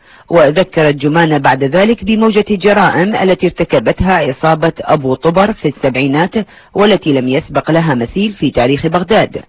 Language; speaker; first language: Arabic; native; Arabic